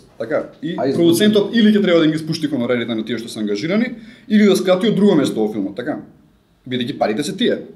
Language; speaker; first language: Macedonian; native; Macedonian